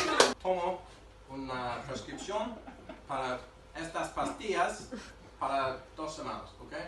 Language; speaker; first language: Spanish; non-native, learner; English